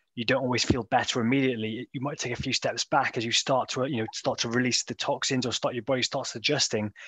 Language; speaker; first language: English; native; English